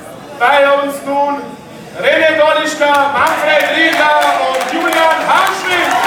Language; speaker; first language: German; native; German